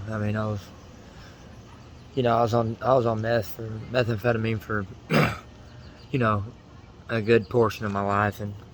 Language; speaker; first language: English; native; English